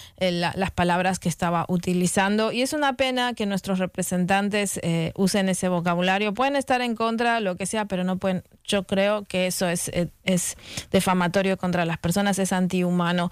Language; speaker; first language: Spanish; native; Spanish